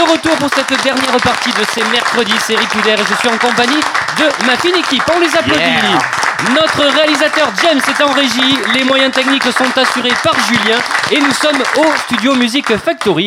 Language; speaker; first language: French; native; French